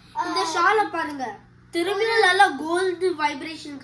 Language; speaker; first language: Tamil; early bilingual, heritage; Tamil